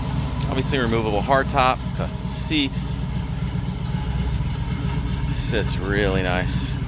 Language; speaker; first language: English; native; English